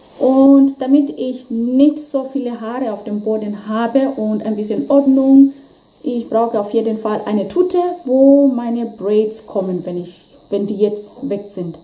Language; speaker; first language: German; non-native, fluent; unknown